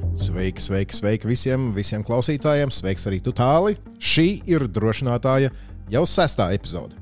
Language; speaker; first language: Latvian; native; Latvian